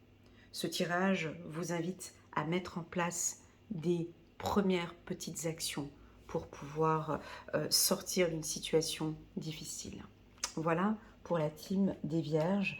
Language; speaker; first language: French; native; French